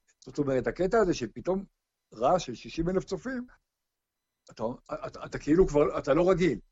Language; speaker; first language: Hebrew; native; Hebrew